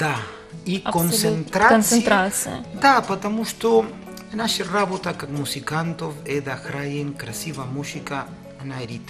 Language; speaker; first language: Russian; non-native, learner; Spanish